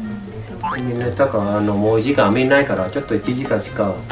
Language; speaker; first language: Japanese; non-native, fluent; Vietnamese